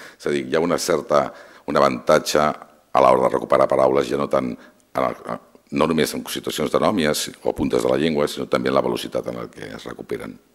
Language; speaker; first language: Catalan; non-native, local second language; Spanish